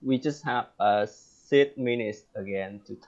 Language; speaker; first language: English; non-native, learner; Vietnamese